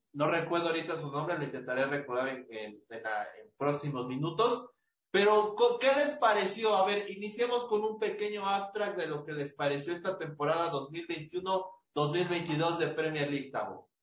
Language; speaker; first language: Spanish; native; Spanish